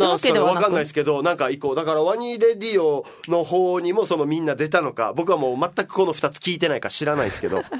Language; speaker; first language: Japanese; native; Japanese